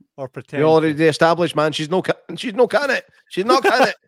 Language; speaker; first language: English; native; English